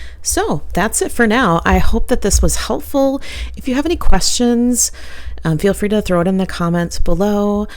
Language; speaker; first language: English; native; English